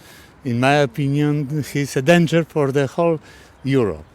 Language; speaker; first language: English; non-native, fluent; Polish